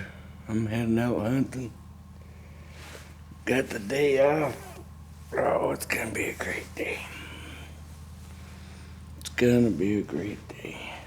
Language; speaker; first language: English; native; English